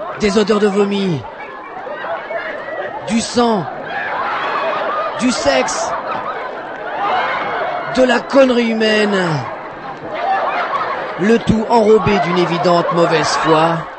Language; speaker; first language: French; native; French